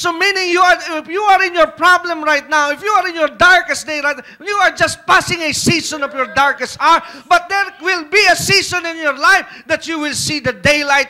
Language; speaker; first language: English; non-native, local second language; Filipino